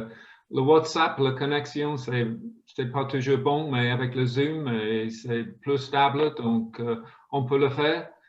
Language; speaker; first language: French; non-native, fluent; English